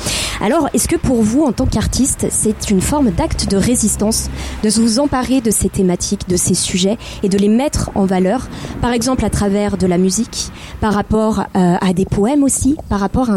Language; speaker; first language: French; native; French